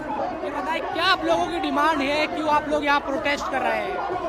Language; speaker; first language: Hindi; native; Hindi